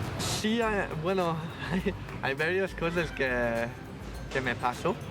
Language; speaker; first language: Spanish; non-native, learner; English